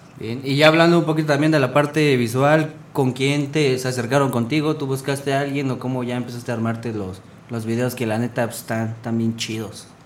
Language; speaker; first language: Spanish; native; Spanish